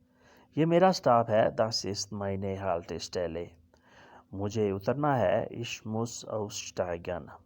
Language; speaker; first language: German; non-native, learner; Urdu